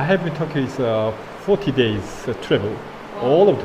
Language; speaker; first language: English; non-native, learner; Korean